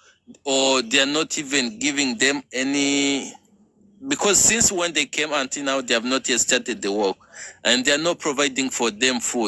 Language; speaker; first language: English; non-native, fluent; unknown